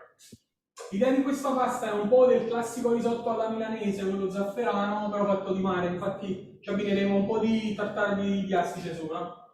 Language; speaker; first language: Italian; native; Italian